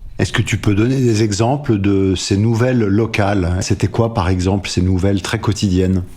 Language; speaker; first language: French; native; French